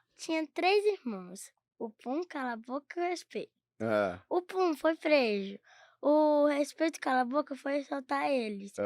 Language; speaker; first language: Portuguese; native; Portuguese